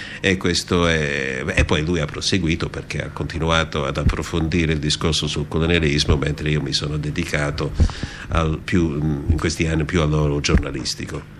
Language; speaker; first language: Italian; early bilingual, heritage; Italian